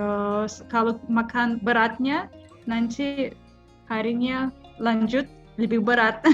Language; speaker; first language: Indonesian; non-native, fluent; Russian